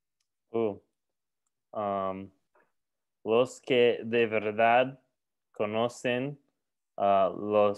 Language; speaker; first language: Spanish; non-native, learner; English